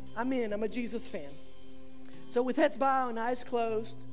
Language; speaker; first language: English; early bilingual, other home language; Spanish